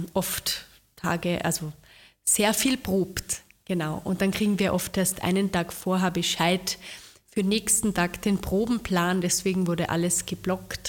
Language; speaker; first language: German; native; German